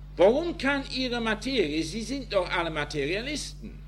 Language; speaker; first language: German; non-native, fluent; English